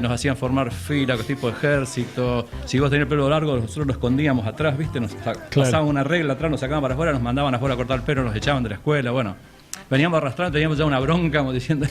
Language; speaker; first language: Spanish; native; Spanish